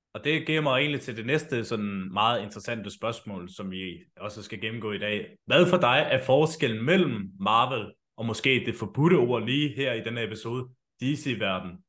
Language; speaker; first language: Danish; native; Danish